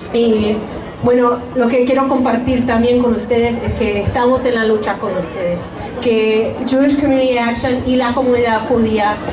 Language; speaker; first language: Spanish; early bilingual, heritage; Spanish